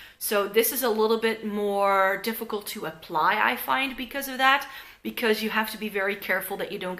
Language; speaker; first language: English; non-native, fluent; Dutch